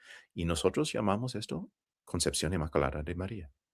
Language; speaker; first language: Spanish; non-native, fluent; English